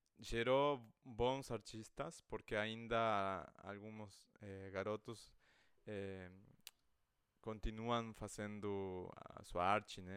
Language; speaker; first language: Portuguese; non-native, fluent; Spanish